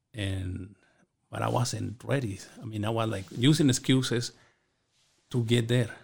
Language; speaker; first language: English; non-native, learner; Spanish